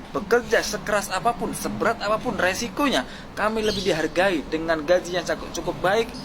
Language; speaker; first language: Indonesian; native; Indonesian